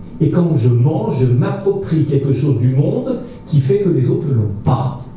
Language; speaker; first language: French; native; French